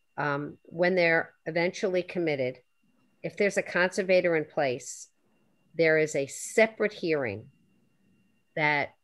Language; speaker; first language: English; native; English